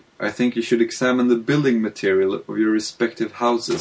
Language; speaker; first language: English; non-native, fluent; Swedish